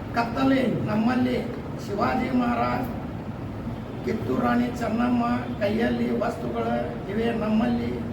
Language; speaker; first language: Kannada; non-native, local second language; Urdu